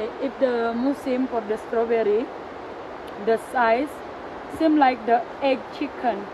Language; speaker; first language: English; non-native, learner; Indonesian